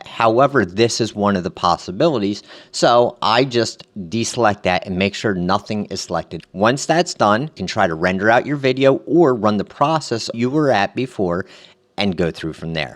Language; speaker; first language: English; native; English